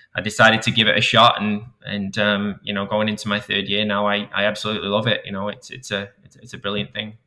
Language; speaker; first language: English; native; English